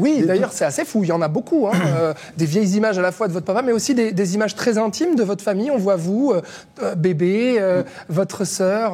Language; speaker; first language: French; native; French